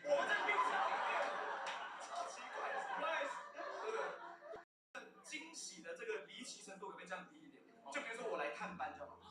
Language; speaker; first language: Chinese; native; Chinese